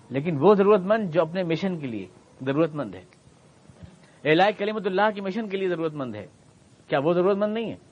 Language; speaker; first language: Urdu; native; Urdu